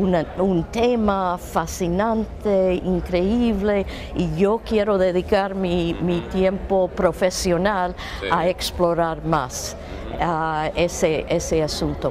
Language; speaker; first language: Spanish; non-native, fluent; English